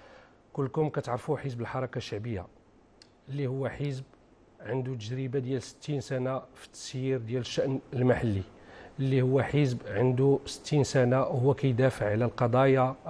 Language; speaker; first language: Arabic; native; Arabic